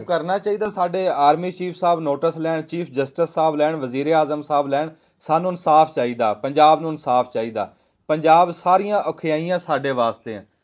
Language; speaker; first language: Punjabi; native; Punjabi